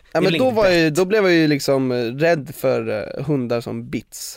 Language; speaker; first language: Swedish; native; Swedish